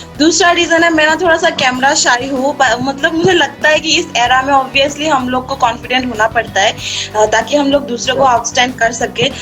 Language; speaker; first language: Hindi; non-native, local second language; Assamese